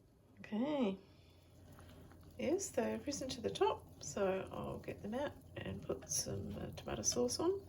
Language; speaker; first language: English; native; English